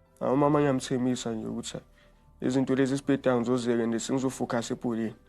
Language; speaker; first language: Zulu; native; Zulu